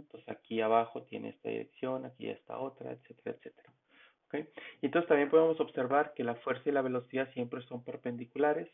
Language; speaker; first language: Spanish; native; Spanish